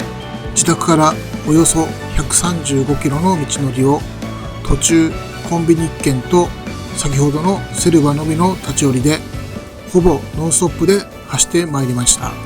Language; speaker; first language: Japanese; native; Japanese